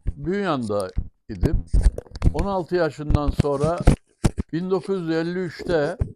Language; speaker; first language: Turkish; native; Turkish